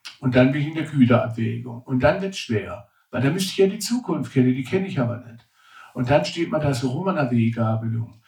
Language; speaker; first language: German; native; German